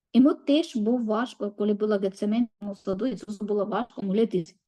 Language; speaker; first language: Ukrainian; non-native, learner; Malayalam